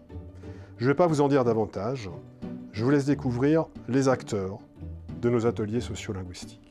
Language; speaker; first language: French; native; French